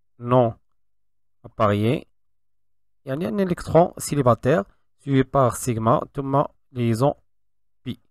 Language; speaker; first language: French; non-native, local second language; Arabic